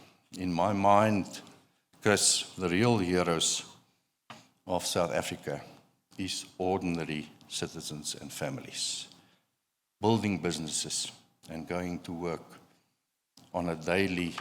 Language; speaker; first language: English; non-native, local second language; Afrikaans